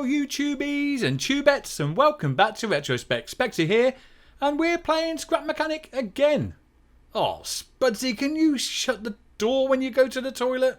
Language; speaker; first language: English; native; English